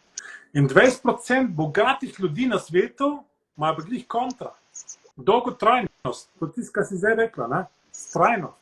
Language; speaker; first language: Slovenian; early bilingual, heritage; Slovenian